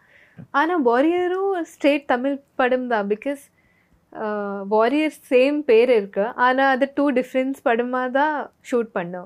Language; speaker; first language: Tamil; non-native, learner; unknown